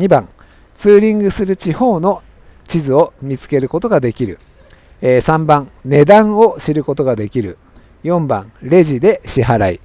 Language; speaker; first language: Japanese; native; Japanese